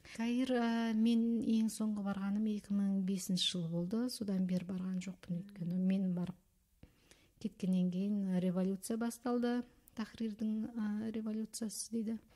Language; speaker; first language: Kazakh; early bilingual, heritage; Kazakh